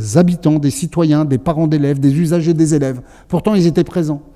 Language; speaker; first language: French; native; French